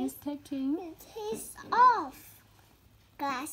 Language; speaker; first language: English; non-native, learner; Vietnamese